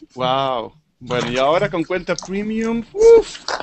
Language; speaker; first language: Spanish; native; Spanish